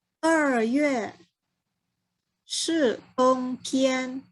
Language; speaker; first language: Chinese; non-native, fluent; Thai